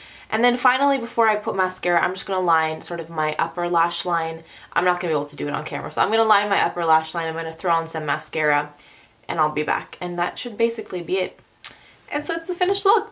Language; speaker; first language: English; early bilingual, other home language; Arabic